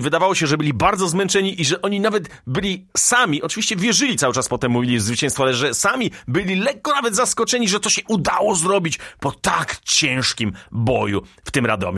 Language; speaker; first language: Polish; native; Polish